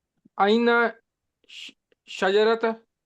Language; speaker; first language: Arabic; non-native, learner; Urdu